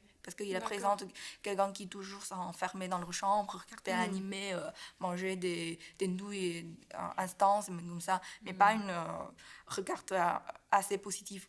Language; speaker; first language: French; non-native, learner; Chinese